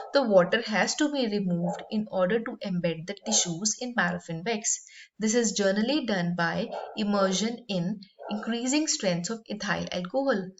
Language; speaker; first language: English; non-native, local second language; Punjabi